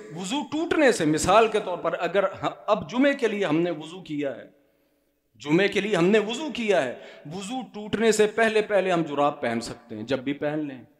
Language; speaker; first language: Urdu; non-native, local second language; Punjabi